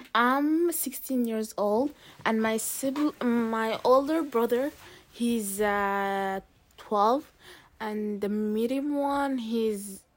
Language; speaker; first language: English; early bilingual, other home language; Arabic